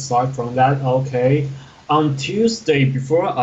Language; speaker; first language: English; non-native, learner; Chinese